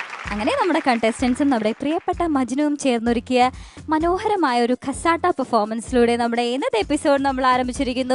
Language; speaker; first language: Malayalam; native; Malayalam